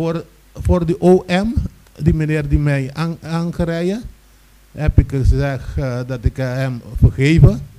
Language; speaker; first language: Dutch; non-native, local second language; Papiamento